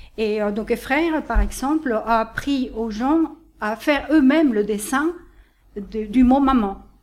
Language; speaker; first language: French; non-native, fluent; Spanish